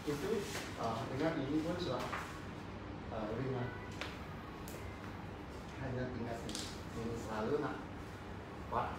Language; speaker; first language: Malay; non-native, local second language; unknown